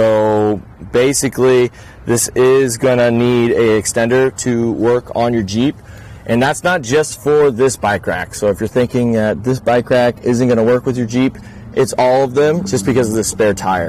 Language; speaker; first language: English; native; English